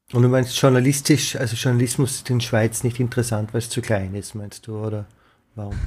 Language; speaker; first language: German; native; German